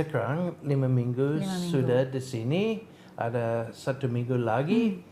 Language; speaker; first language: Indonesian; non-native, learner; English